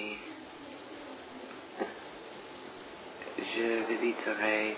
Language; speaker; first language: French; non-native, learner; English